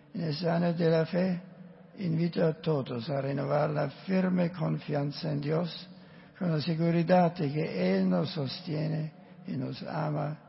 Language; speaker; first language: Spanish; non-native, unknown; German